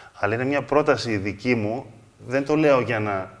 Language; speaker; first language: Greek; native; Greek